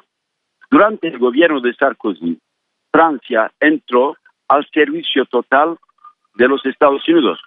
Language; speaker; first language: Spanish; non-native, fluent; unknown